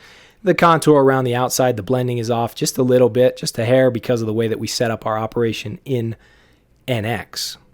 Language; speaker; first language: English; native; English